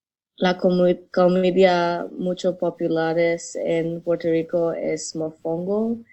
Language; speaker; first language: Spanish; non-native, learner; English